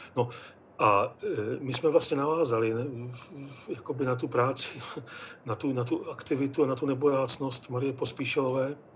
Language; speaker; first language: Czech; native; Czech